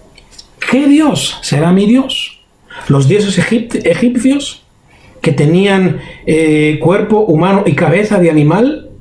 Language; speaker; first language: Spanish; native; Spanish